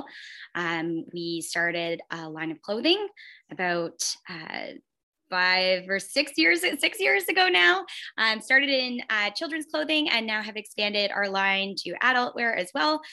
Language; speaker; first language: English; native; English